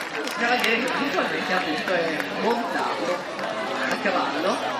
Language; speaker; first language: Italian; native; Italian